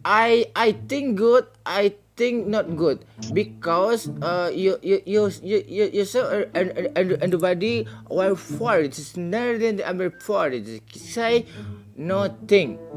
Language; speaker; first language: English; non-native, learner; Indonesian